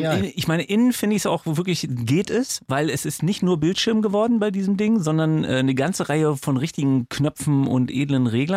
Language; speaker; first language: German; native; German